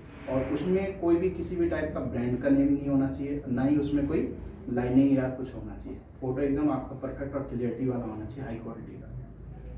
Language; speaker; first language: Hindi; native; Hindi